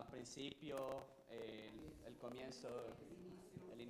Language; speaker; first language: Spanish; native; Spanish